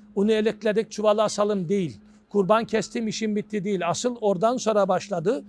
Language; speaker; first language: Turkish; native; Turkish